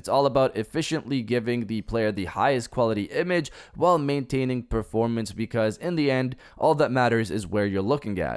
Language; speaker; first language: English; native; English